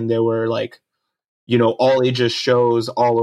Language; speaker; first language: English; early bilingual, other home language; Japanese